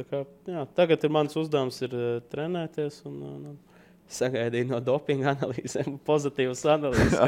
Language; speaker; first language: Latvian; native; Latvian